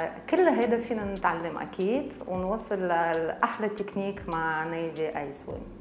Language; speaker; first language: Arabic; non-native, fluent; Russian